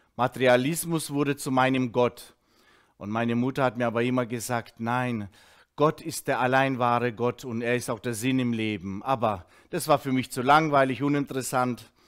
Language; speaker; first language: German; early bilingual, heritage; Russian